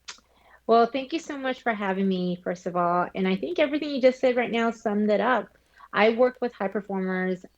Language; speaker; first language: English; early bilingual, other home language; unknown